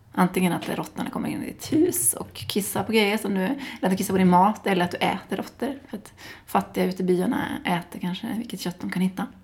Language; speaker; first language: Swedish; native; Swedish